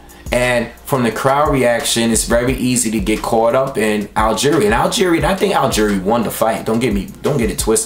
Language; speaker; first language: English; native; English